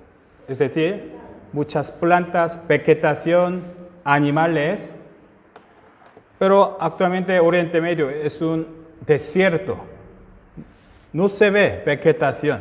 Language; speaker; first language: Spanish; non-native, fluent; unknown